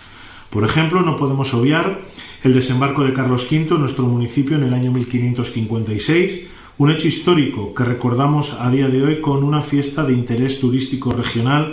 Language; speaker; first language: Spanish; native; Spanish